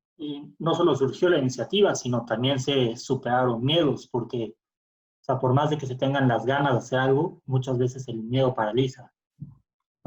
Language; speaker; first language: Spanish; native; Spanish